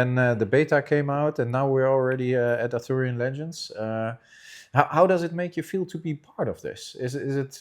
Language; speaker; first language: English; non-native, fluent; German